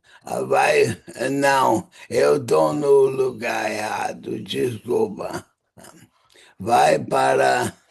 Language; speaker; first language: Portuguese; non-native, fluent; English